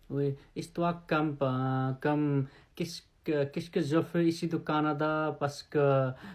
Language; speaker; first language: French; non-native, learner; Nepali